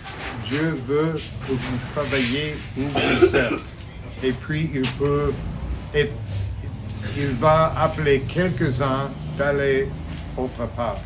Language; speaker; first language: French; non-native, fluent; English